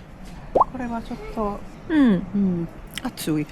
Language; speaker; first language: Japanese; non-native, learner; Finnish